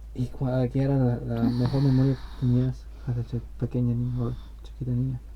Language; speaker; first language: Spanish; early bilingual, other home language; English